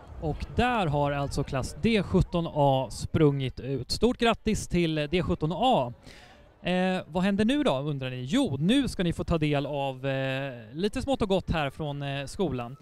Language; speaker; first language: Swedish; native; Swedish